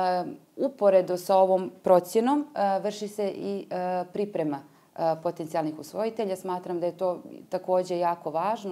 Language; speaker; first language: Croatian; native; Croatian